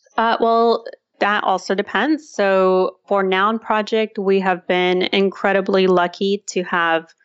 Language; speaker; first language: English; early bilingual, other home language; Russian